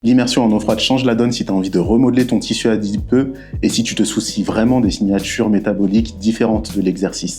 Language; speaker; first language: French; native; French